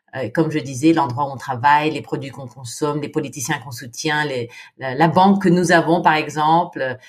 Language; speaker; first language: French; non-native, fluent; Filipino